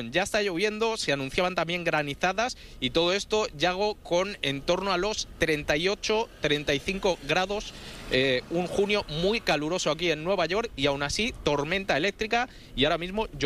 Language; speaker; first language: Spanish; native; Spanish